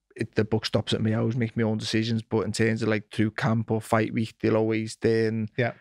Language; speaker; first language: English; native; English